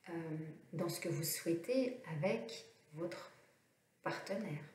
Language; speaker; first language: French; native; French